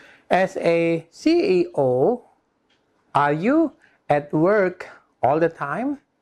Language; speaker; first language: English; non-native, fluent; Indonesian